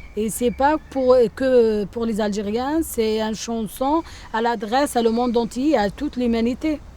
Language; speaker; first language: French; non-native, local second language; Arabic